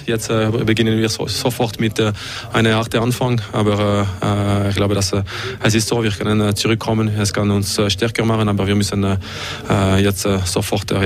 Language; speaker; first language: German; non-native, fluent; French